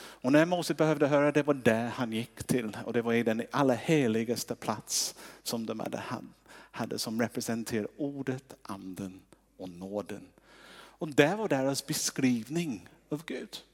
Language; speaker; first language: Swedish; non-native, fluent; English